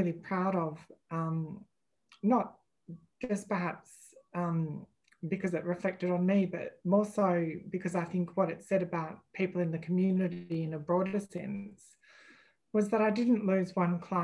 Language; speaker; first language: English; native; English